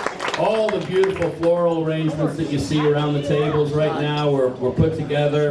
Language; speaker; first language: English; native; English